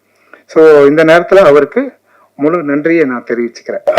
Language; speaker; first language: Tamil; native; Tamil